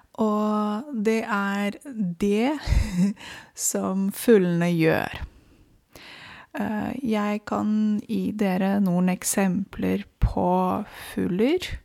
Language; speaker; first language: Norwegian; non-native, fluent; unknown